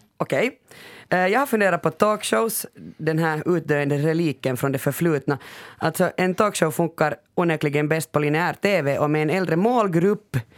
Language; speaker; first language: Swedish; native; Swedish